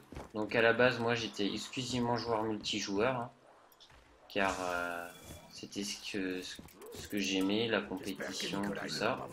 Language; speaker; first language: French; native; French